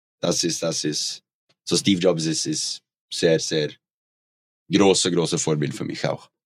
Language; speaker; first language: German; non-native, learner; Norwegian